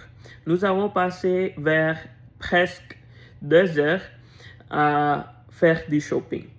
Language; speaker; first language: French; non-native, learner; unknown